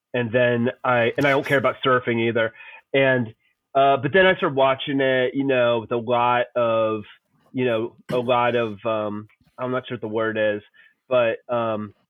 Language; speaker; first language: English; native; English